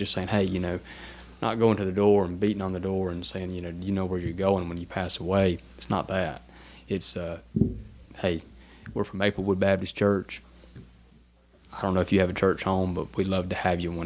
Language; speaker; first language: English; native; English